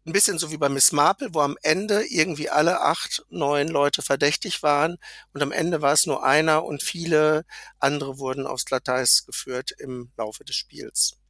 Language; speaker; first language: German; native; German